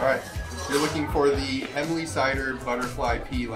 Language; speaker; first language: English; native; English